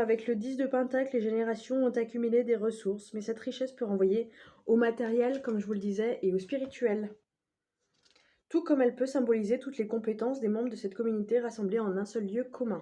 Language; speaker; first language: French; native; French